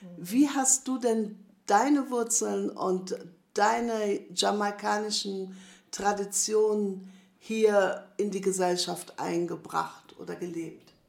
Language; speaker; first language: German; native; German